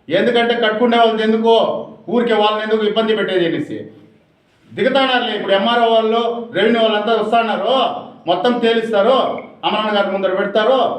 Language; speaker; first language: Telugu; native; Telugu